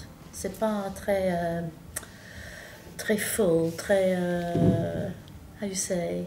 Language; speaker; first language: French; non-native, fluent; English